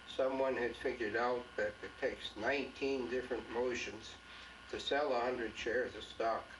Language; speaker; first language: English; native; English